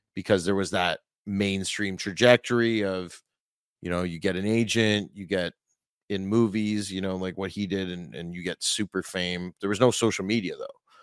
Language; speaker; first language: English; native; English